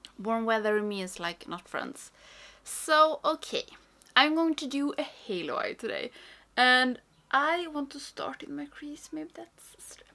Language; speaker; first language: English; non-native, fluent; Swedish